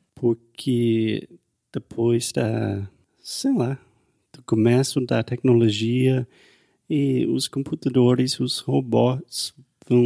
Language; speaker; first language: Portuguese; non-native, fluent; English